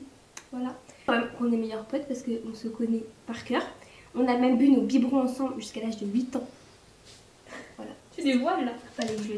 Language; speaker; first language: French; native; French